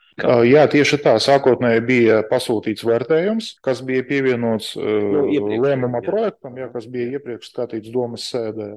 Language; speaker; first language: Latvian; non-native, local second language; Russian